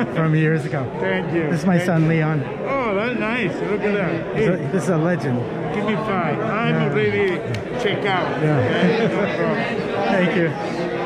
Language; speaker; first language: English; non-native, fluent; French